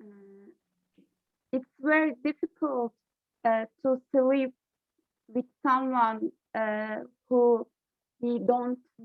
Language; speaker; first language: English; non-native, learner; Turkish